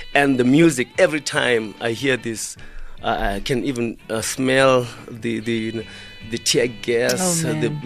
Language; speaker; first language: English; non-native, local second language; Xhosa